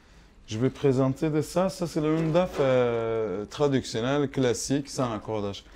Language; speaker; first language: French; non-native, learner; Kurdish